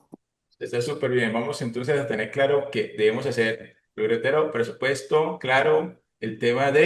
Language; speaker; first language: Spanish; native; Spanish